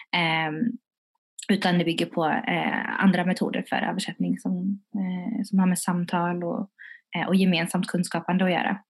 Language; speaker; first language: Swedish; early bilingual, other home language; Tigrinya